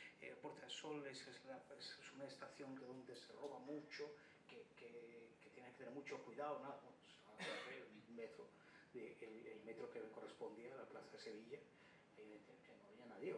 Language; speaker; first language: Spanish; non-native, fluent; Bangla